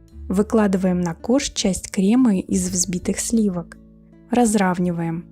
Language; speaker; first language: Russian; native; Russian